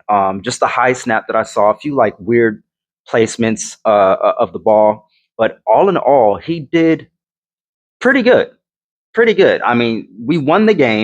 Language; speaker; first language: English; native; English